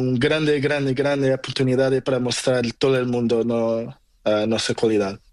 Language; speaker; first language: Spanish; non-native, learner; Portuguese